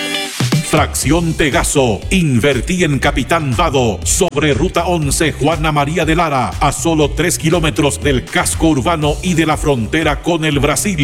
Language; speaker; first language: Spanish; native; Spanish